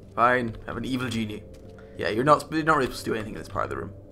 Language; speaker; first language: English; native; English